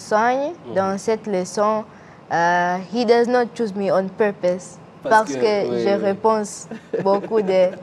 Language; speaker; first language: French; non-native, learner; English